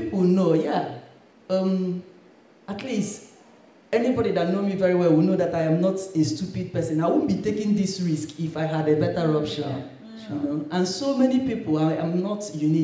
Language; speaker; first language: English; non-native, local second language; Igbo